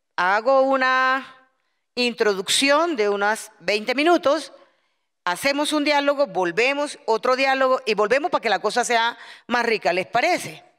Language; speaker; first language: Spanish; native; Spanish